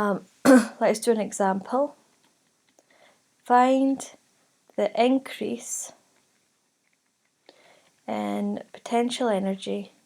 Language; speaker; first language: English; native; English